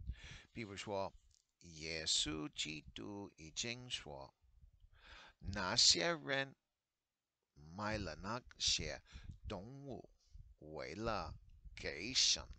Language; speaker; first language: Cantonese; non-native, learner; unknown